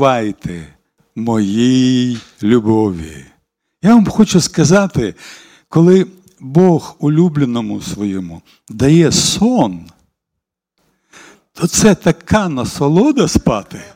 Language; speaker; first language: Ukrainian; non-native, local second language; Russian